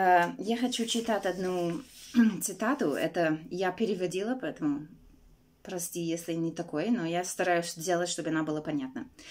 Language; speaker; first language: Russian; non-native, fluent; English